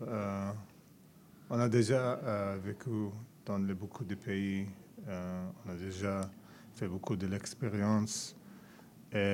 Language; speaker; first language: French; non-native, learner; Arabic